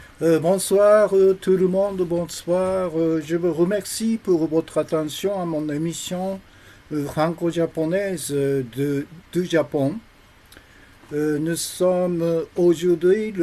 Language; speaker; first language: French; non-native, learner; Japanese